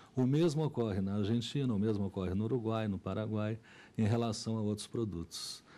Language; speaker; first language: Portuguese; native; Portuguese